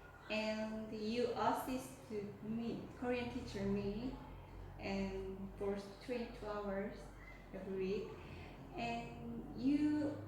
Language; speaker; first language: English; non-native, fluent; Korean